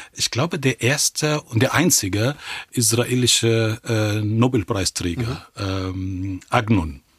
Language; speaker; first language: German; non-native, fluent; Arabic